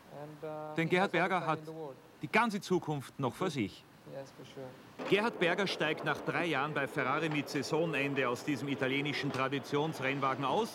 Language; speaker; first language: German; native; German